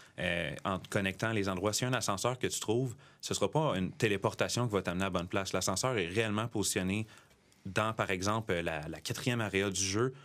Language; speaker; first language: French; native; French